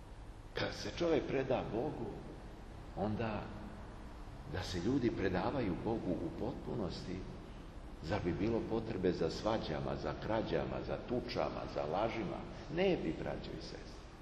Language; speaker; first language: Serbian; native; Serbian